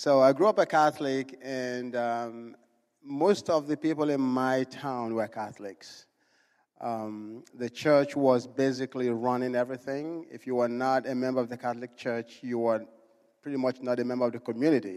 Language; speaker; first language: English; non-native, local second language; Igbo